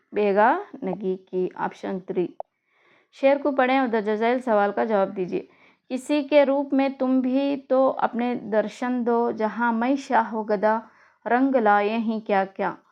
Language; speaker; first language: Urdu; native; Urdu